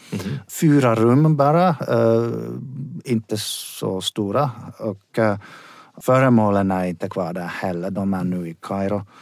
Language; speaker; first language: Swedish; non-native, fluent; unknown